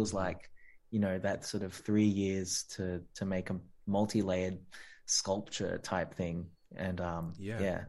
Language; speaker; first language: English; native; English